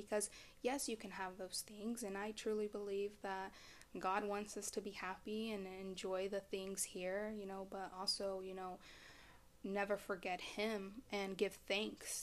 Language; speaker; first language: English; early bilingual, other home language; Spanish